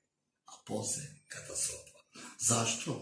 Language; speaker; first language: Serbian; non-native, local second language; Romany